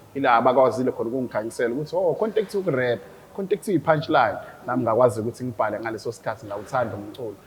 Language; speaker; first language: Zulu; native; Zulu